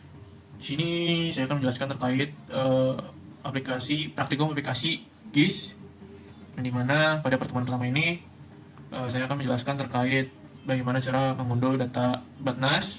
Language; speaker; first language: Indonesian; native; Indonesian